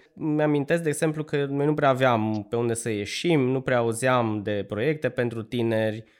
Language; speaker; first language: Romanian; native; Romanian